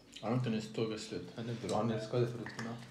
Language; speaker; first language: Swedish; non-native, fluent; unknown